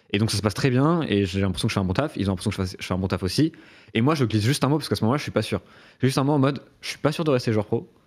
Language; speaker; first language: French; native; French